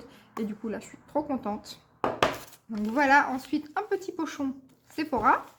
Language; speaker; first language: French; native; French